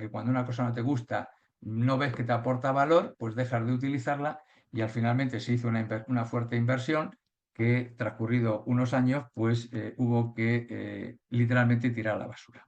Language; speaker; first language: Spanish; native; Spanish